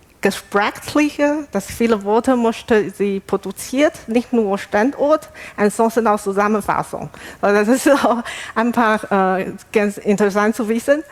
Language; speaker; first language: German; non-native, learner; Chinese